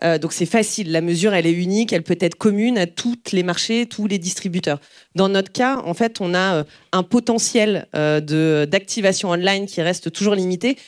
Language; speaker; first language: French; native; French